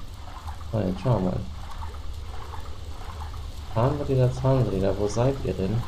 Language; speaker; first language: German; native; German